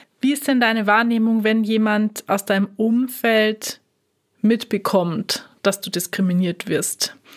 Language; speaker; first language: German; native; German